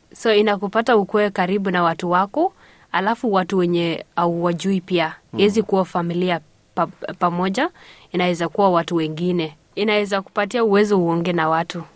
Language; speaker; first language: Swahili; early bilingual, heritage; Swahili